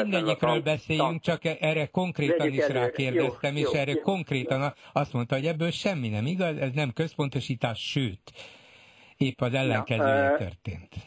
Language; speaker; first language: Hungarian; native; Hungarian